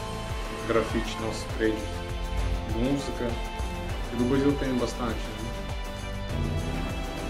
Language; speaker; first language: Portuguese; non-native, learner; Russian